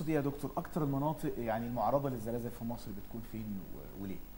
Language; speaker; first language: Arabic; native; Arabic